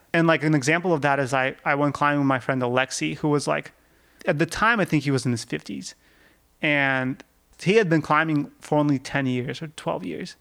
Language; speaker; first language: English; early bilingual, other home language; Russian